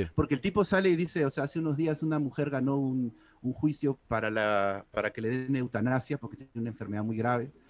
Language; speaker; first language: Spanish; native; Spanish